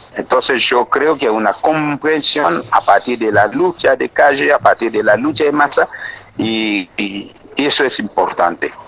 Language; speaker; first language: Spanish; non-native, fluent; Haitian Creole